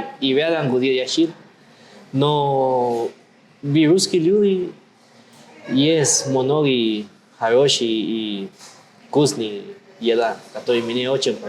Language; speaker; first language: Russian; non-native, learner; Spanish